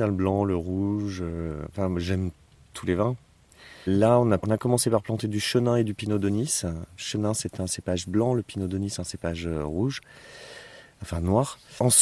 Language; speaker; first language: French; native; French